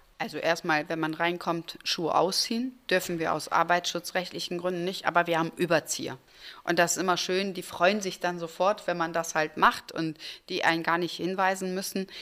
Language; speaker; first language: German; early bilingual, other home language; Turkish